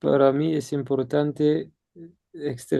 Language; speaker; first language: Spanish; non-native, learner; English